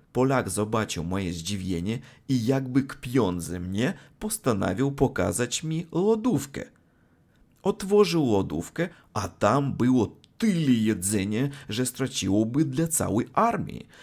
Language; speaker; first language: Polish; non-native, learner; Russian